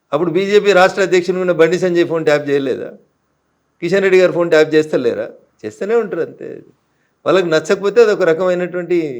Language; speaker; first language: Telugu; native; Telugu